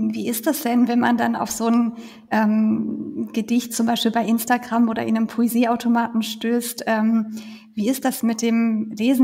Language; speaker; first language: German; native; German